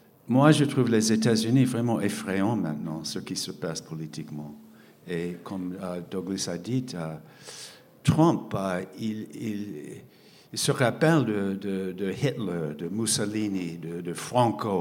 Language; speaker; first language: French; non-native, fluent; English